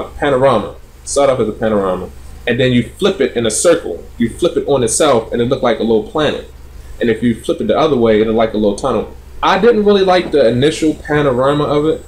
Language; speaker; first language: English; native; English